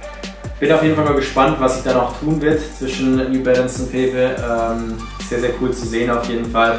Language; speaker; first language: German; native; German